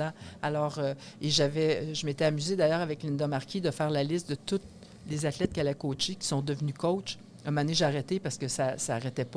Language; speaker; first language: French; native; French